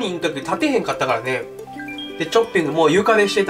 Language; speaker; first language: Japanese; native; Japanese